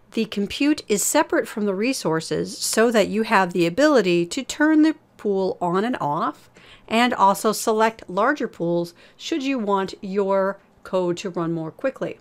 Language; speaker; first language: English; native; English